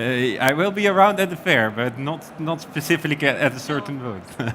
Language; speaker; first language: English; non-native, fluent; Dutch